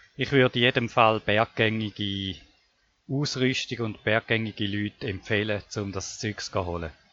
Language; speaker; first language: German; native; German